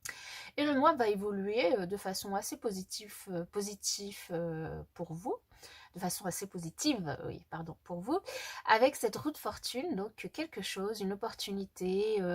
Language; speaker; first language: French; native; French